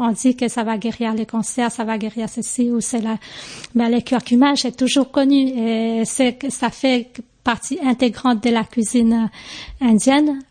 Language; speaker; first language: French; non-native, local second language; Morisyen